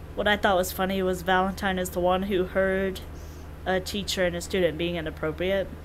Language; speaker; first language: English; native; English